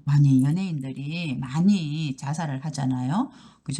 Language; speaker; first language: Korean; native; Korean